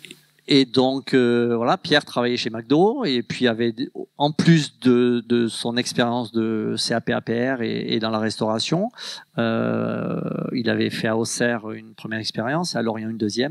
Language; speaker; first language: French; native; French